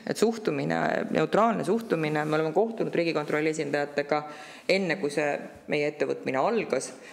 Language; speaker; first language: Estonian; native; Estonian